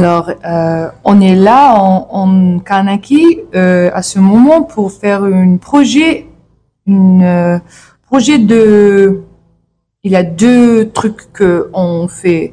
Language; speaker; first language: French; non-native, learner; English